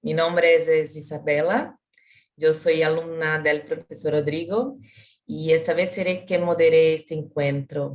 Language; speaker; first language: Spanish; non-native, learner; Portuguese